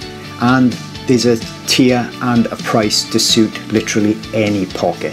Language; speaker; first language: English; native; English